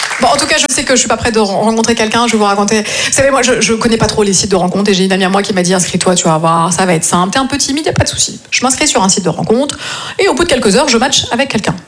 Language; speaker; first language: French; native; French